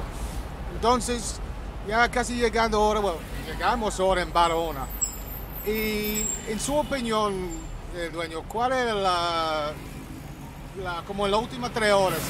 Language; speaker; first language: Spanish; non-native, learner; English